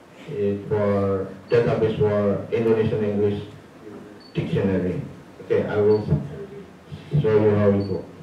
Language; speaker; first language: English; non-native, learner; Indonesian